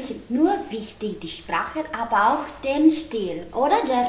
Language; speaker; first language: German; non-native, learner; Italian